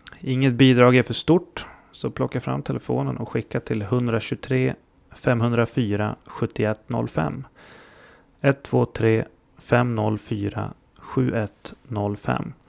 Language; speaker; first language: Swedish; native; Swedish